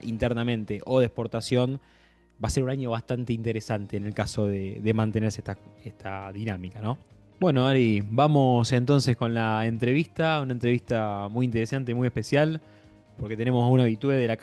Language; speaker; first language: Spanish; native; Spanish